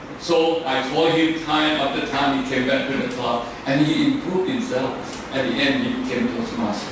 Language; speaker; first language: English; non-native, learner; Thai